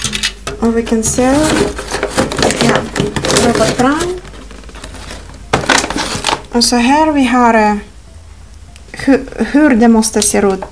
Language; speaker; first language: Swedish; non-native, learner; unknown